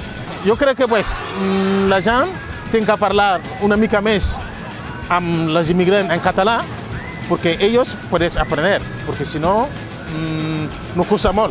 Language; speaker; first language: Catalan; non-native, learner; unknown